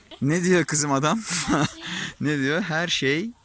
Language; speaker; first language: Turkish; native; Turkish